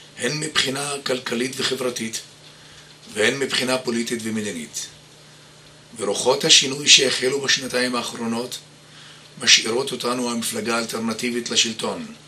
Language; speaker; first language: Hebrew; non-native, local second language; Arabic